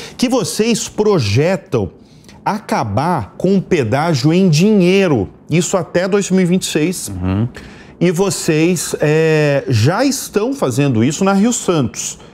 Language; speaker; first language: Portuguese; native; Portuguese